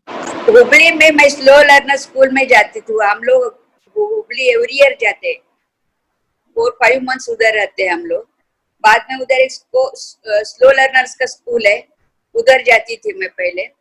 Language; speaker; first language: Hindi; non-native, local second language; Kannada